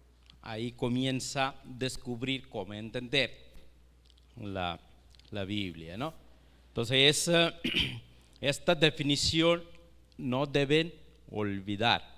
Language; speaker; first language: Spanish; non-native, fluent; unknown